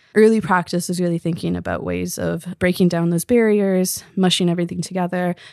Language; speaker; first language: English; native; English